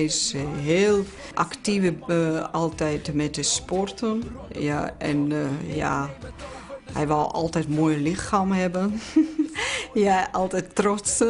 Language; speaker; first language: Dutch; non-native, learner; Azerbaijani